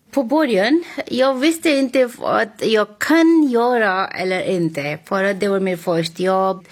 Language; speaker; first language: Swedish; non-native, learner; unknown